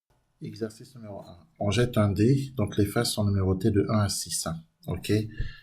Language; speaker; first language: French; native; French